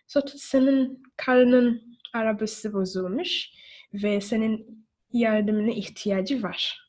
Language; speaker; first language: Turkish; non-native, learner; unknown